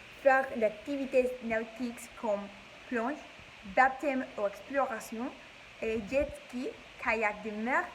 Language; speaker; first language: French; non-native, learner; English